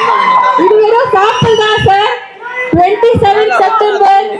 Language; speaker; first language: Tamil; native; Tamil